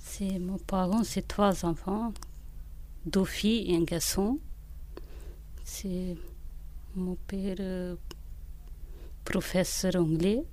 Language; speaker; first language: French; non-native, learner; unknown